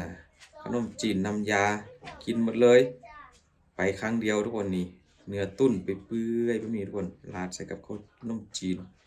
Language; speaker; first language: Thai; non-native, local second language; Northeastern Thai